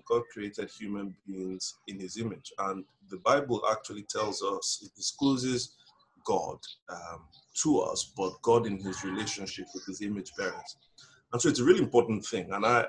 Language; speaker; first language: English; non-native, local second language; Yoruba